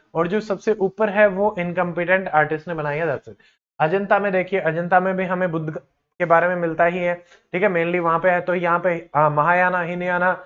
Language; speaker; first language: Hindi; native; Hindi